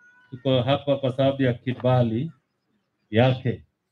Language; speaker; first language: Swahili; non-native, local second language; Kalenjin